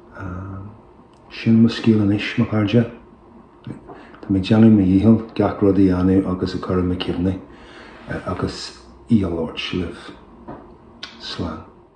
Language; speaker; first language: Irish; non-native, local second language; English